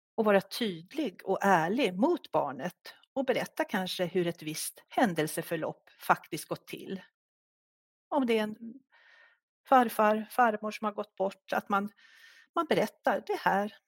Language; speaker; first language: Swedish; native; Swedish